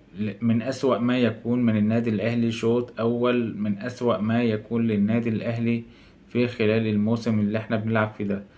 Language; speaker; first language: Arabic; native; Arabic